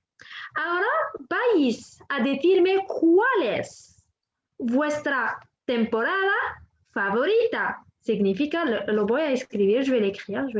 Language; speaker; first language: Spanish; non-native, fluent; French